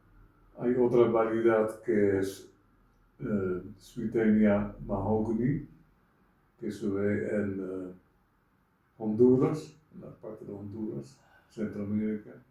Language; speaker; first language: Spanish; non-native, fluent; Dutch